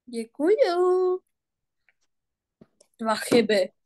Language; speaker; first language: Czech; non-native, learner; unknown